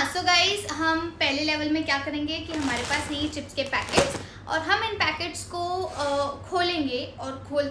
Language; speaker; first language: Hindi; native; Hindi